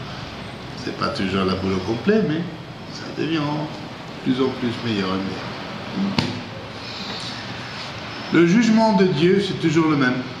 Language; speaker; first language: French; non-native, fluent; Spanish